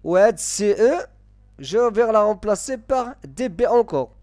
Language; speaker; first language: French; non-native, local second language; Arabic